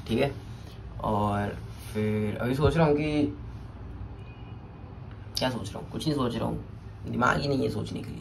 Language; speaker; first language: Hindi; native; Hindi